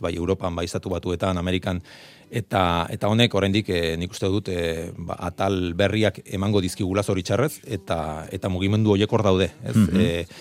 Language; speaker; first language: Basque; native; Basque